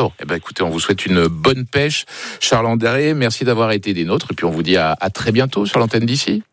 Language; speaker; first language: French; native; French